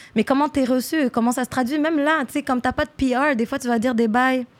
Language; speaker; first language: French; non-native, local second language; Arabic